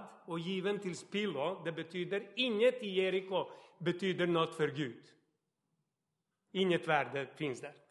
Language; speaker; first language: Swedish; non-native, fluent; Serbian